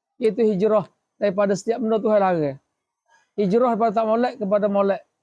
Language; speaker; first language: Malay; native; Malay